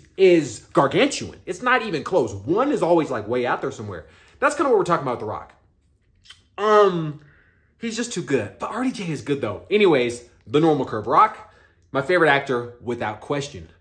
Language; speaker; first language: English; native; English